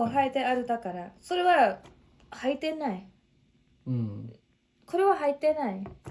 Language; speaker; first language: Japanese; non-native, learner; Nepali